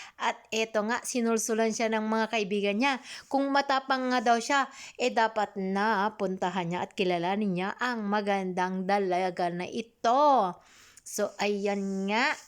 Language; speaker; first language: Filipino; native; Filipino